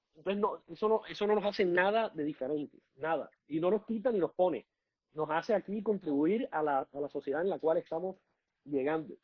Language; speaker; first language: Spanish; native; Spanish